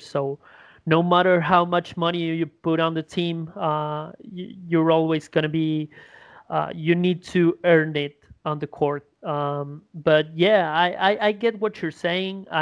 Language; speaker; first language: English; non-native, fluent; Spanish